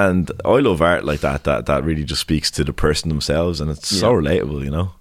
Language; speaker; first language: English; native; English